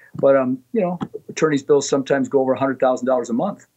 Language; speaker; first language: English; native; English